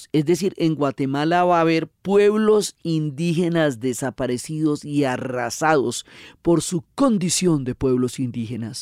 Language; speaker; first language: Spanish; native; Spanish